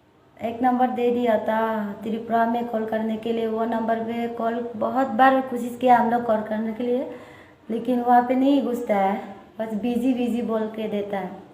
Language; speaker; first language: Hindi; non-native, local second language; Chakma